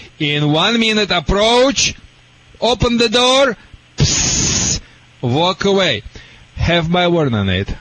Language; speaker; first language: English; non-native, fluent; Russian